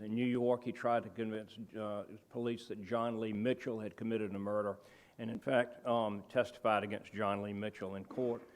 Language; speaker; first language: English; native; English